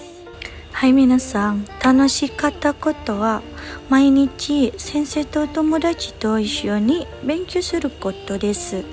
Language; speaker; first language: Japanese; non-native, learner; Indonesian